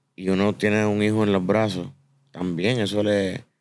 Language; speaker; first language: Spanish; native; Spanish